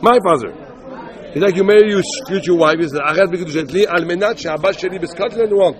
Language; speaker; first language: English; non-native, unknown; Hebrew